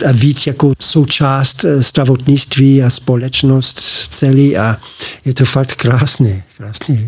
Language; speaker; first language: Czech; non-native, learner; English